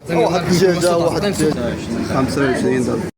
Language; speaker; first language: Arabic; native; Arabic